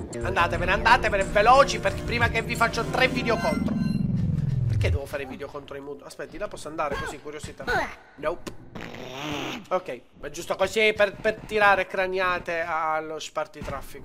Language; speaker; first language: Italian; native; Italian